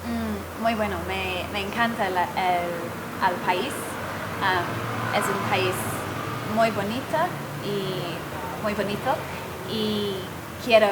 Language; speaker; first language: Spanish; non-native, fluent; English